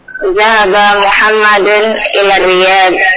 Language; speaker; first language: Arabic; non-native, learner; Indonesian